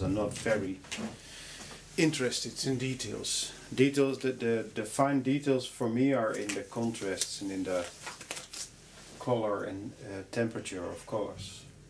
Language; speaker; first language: English; non-native, fluent; Dutch